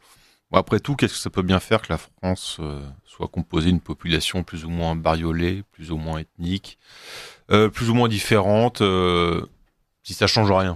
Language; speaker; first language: French; native; French